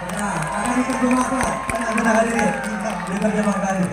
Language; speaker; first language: Indonesian; native; Indonesian